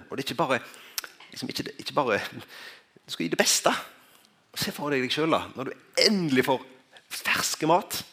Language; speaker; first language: Norwegian; native; Norwegian